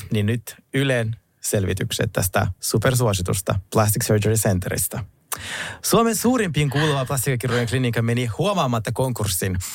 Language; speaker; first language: Finnish; early bilingual, other home language; Russian